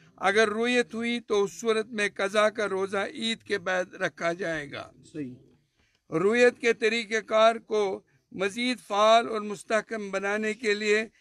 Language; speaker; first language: Urdu; non-native, local second language; Kashmiri